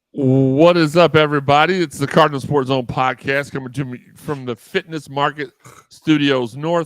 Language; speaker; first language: English; native; English